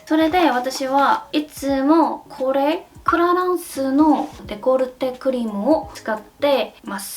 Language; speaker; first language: Japanese; non-native, fluent; Korean